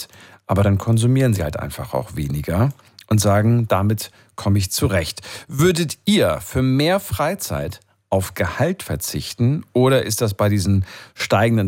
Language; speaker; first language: German; native; German